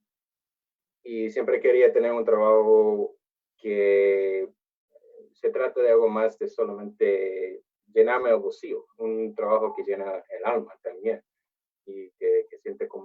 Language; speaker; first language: Spanish; non-native, fluent; English